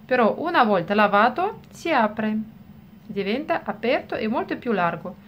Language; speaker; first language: Italian; non-native, fluent; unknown